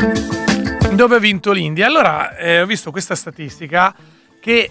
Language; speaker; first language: Italian; native; Italian